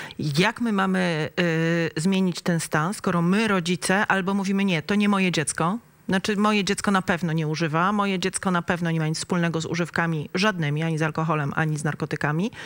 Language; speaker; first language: Polish; native; Polish